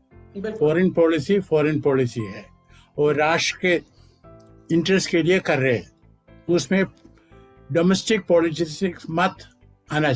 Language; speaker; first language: Hindi; non-native, local second language; Malayalam